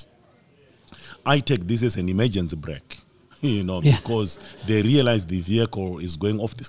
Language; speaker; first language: English; non-native, local second language; Shona